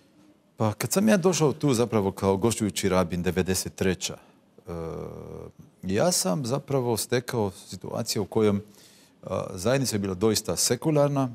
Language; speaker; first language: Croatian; non-native, fluent; Hebrew